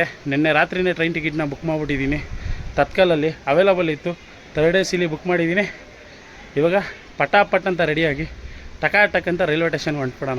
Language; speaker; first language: Kannada; native; Kannada